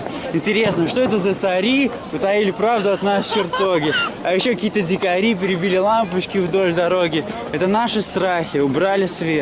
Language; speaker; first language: Russian; native; Russian